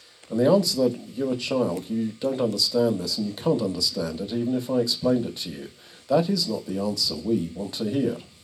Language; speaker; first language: English; native; English